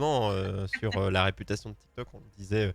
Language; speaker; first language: French; native; French